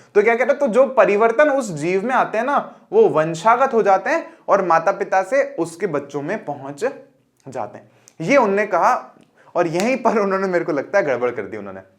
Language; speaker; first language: Hindi; native; Hindi